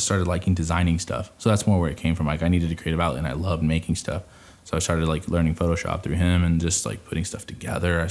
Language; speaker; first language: English; native; English